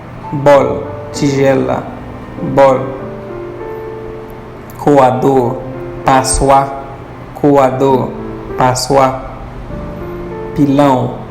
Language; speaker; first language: Portuguese; non-native, fluent; Haitian Creole